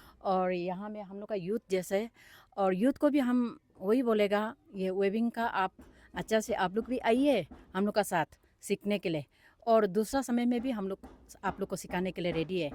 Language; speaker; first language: Hindi; non-native, local second language; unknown